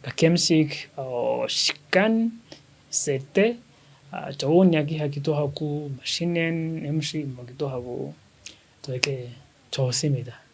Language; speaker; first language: Korean; non-native, fluent; Kinyarwanda